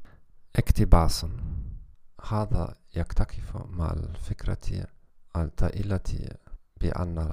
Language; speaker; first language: Arabic; non-native, learner; German